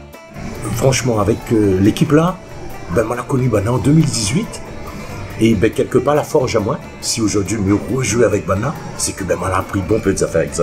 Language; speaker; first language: French; non-native, local second language; Réunion Creole French